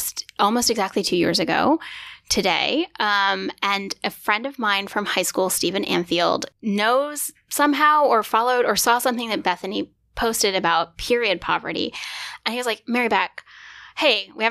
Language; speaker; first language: English; native; English